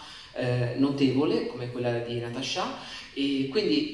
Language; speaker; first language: Italian; native; Italian